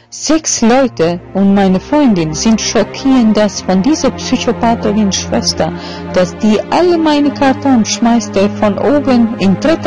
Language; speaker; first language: German; non-native, fluent; Albanian